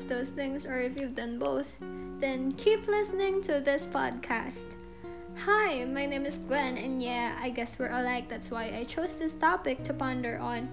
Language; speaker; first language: English; non-native, local second language; Filipino